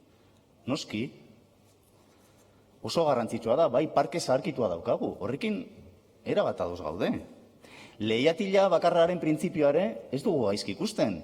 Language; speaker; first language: Basque; non-native, local second language; Spanish